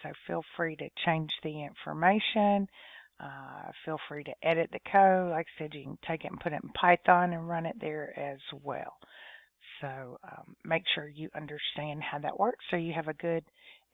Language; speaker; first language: English; native; English